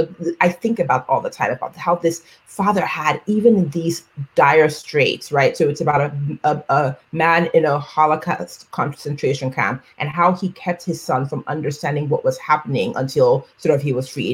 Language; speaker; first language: English; non-native, local second language; Yoruba